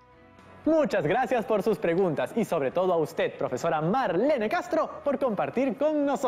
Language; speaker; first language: Spanish; native; Spanish